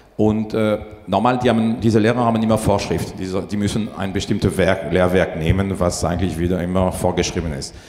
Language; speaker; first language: German; non-native, fluent; French